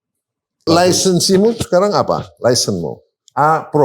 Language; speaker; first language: Indonesian; native; Indonesian